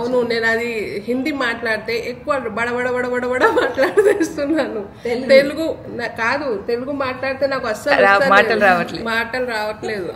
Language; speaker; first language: Telugu; non-native, local second language; Urdu